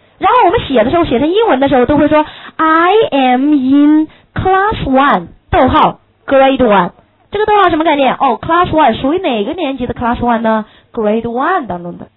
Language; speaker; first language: Chinese; native; Chinese